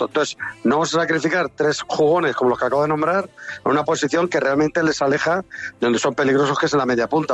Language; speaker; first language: Spanish; native; Spanish